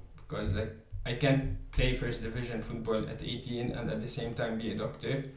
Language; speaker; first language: English; non-native, fluent; Arabic